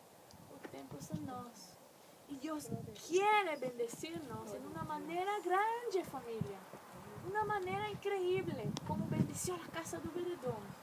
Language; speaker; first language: Spanish; non-native, fluent; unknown